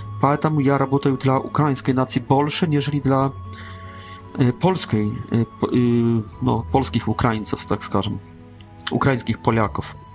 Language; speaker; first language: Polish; non-native, learner; Russian